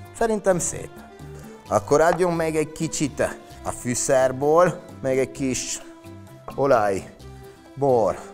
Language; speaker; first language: Hungarian; non-native, fluent; Italian